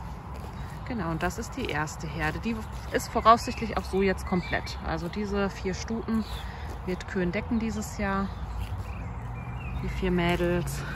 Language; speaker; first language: German; native; German